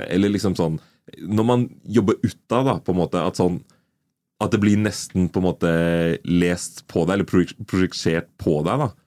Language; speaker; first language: Norwegian; early bilingual, other home language; Nigerian Pidgin